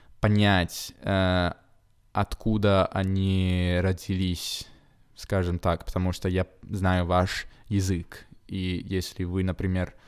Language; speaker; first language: Russian; non-native, fluent; Italian